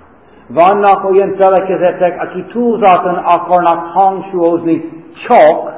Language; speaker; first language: Hungarian; non-native, fluent; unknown